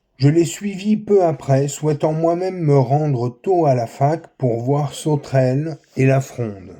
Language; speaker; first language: French; native; French